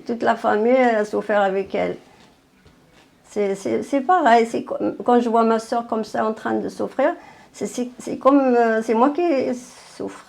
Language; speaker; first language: French; non-native, fluent; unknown